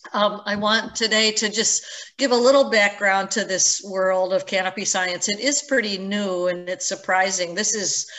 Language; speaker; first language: English; native; English